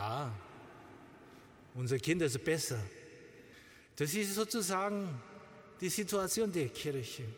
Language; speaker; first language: German; non-native, learner; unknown